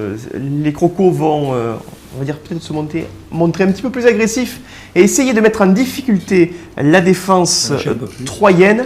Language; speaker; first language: French; native; French